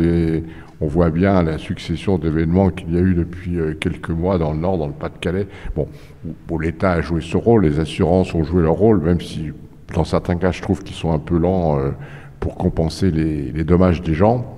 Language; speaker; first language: French; native; French